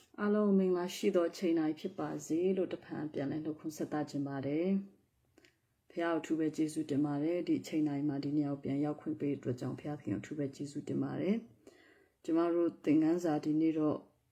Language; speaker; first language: Burmese; non-native, local second language; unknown